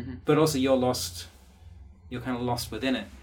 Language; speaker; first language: English; native; English